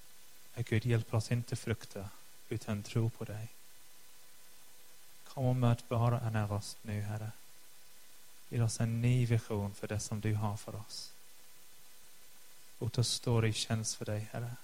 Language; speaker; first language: Swedish; non-native, fluent; English